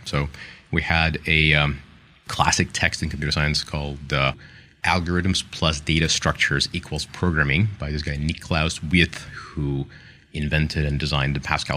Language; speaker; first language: English; non-native, fluent; Ukrainian